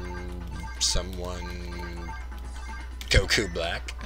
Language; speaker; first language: English; native; English